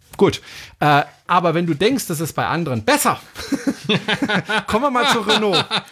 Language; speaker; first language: German; non-native, fluent; French